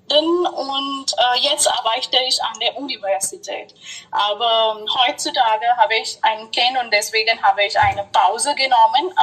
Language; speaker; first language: German; non-native, fluent; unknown